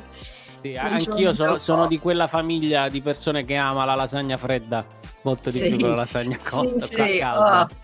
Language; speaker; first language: Italian; native; Italian